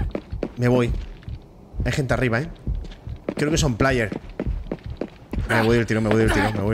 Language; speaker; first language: Spanish; native; Spanish